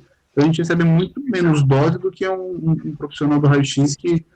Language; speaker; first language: Portuguese; native; Portuguese